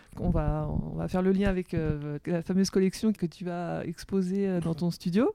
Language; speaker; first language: French; native; French